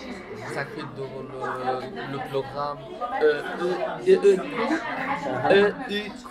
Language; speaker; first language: French; non-native, learner; Arabic